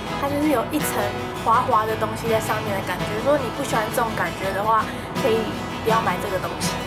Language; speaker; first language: Chinese; native; Chinese